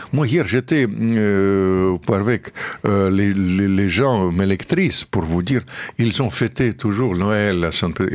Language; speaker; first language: French; non-native, fluent; Russian